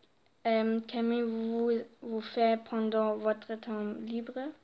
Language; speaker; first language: French; non-native, learner; German